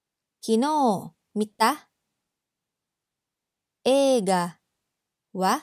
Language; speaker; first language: Japanese; non-native, fluent; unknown